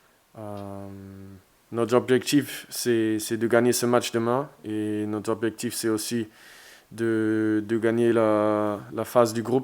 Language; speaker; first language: French; non-native, fluent; German